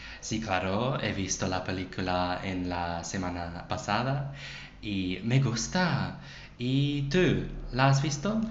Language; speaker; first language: Spanish; non-native, learner; English